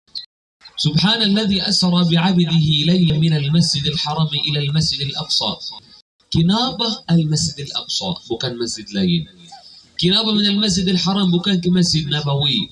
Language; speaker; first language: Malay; non-native, fluent; Arabic